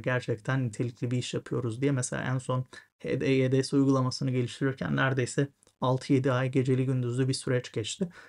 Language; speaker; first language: Turkish; native; Turkish